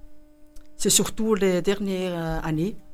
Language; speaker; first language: French; non-native, local second language; Dutch